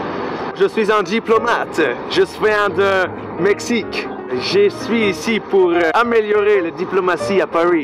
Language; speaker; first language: French; non-native, learner; Dutch